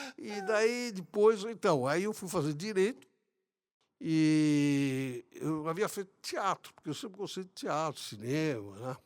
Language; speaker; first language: Portuguese; early bilingual, other home language; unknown